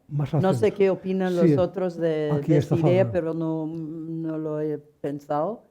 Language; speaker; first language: Spanish; non-native, fluent; English